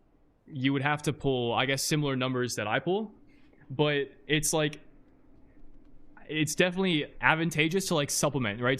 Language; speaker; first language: English; native; English